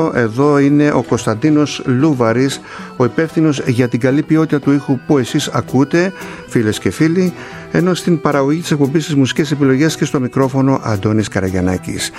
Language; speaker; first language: Greek; native; Greek